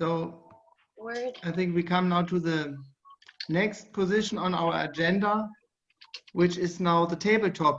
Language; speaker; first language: English; non-native, fluent; German